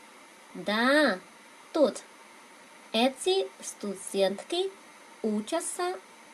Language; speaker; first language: Russian; non-native, fluent; Vietnamese